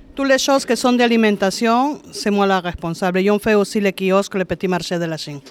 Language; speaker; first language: French; non-native, fluent; Spanish